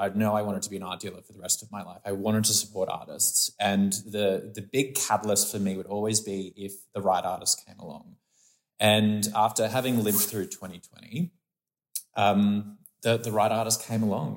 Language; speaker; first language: English; native; English